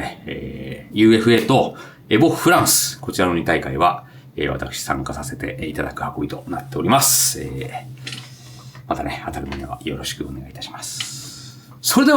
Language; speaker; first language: Japanese; native; Japanese